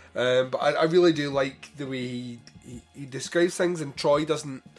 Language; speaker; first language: English; native; English